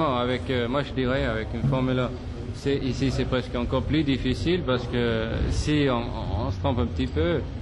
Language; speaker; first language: French; non-native, fluent; Swedish